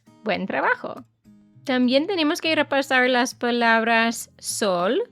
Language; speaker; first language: Spanish; non-native, fluent; English